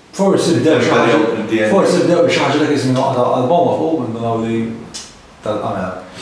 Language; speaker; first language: Maltese; native; Maltese